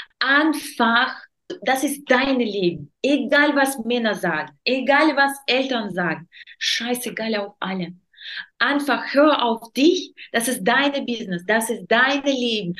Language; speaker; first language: German; non-native, learner; Russian